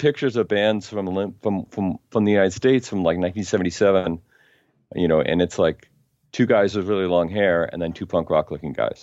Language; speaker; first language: English; native; English